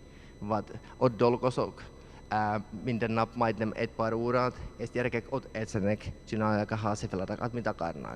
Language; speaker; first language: Hungarian; non-native, learner; Finnish